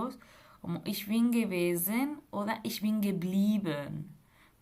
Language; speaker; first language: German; non-native, fluent; Spanish